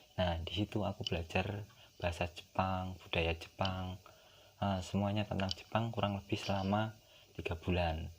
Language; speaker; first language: Indonesian; non-native, local second language; Javanese